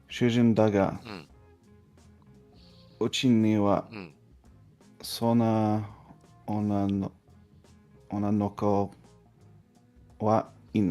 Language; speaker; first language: Japanese; non-native, learner; English